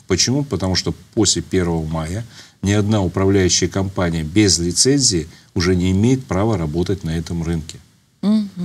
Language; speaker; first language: Russian; native; Russian